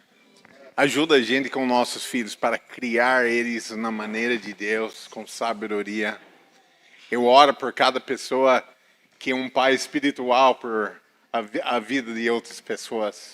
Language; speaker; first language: Portuguese; non-native, fluent; English